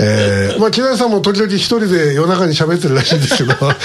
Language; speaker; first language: Japanese; native; Japanese